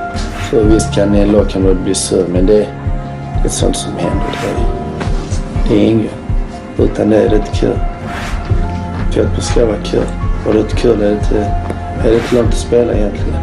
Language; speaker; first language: Swedish; early bilingual, other home language; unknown